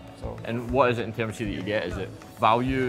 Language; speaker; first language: English; native; English